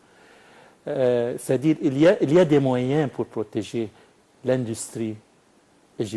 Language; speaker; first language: French; non-native, fluent; Arabic